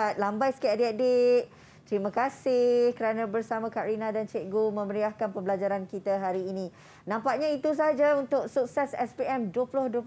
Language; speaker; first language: Malay; native; Malay